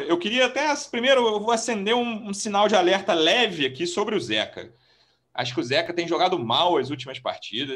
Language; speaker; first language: Portuguese; native; Portuguese